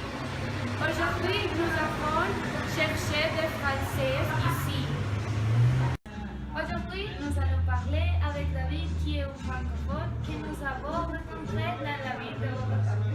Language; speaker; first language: French; non-native, learner; Spanish